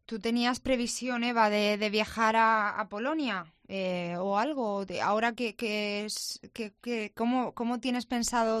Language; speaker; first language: Spanish; native; Spanish